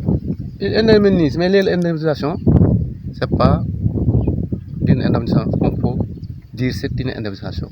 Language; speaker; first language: French; non-native, local second language; Wolof